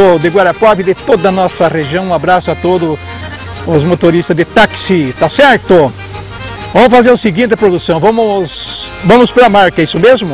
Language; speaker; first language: Portuguese; native; Portuguese